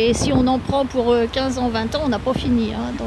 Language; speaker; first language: French; native; French